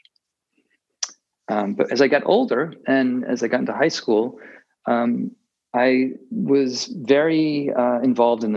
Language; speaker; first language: English; native; English